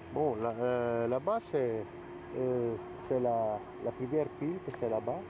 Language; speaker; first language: French; non-native, fluent; Italian